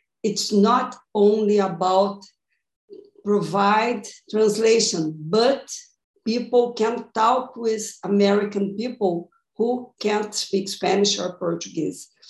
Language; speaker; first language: English; non-native, fluent; Portuguese